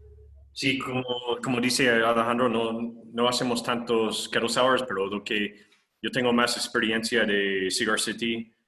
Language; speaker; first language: Spanish; non-native, fluent; English